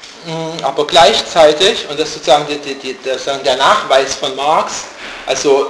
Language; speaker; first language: German; native; German